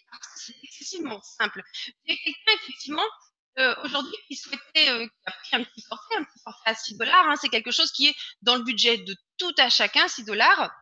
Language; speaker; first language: French; native; French